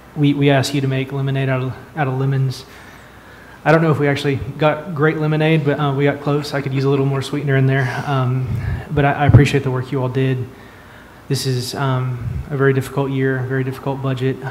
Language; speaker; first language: English; native; English